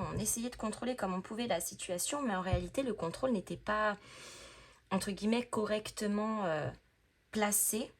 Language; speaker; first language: French; native; French